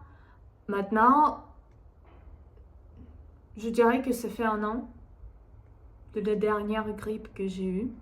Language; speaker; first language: French; non-native, fluent; Russian